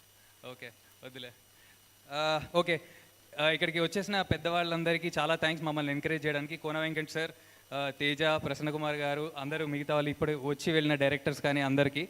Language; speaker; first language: Telugu; native; Telugu